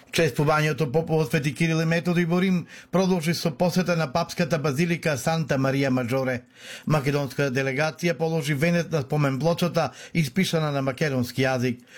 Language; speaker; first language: Macedonian; native; Macedonian